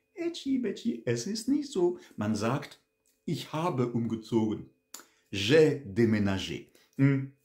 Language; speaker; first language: German; non-native, fluent; French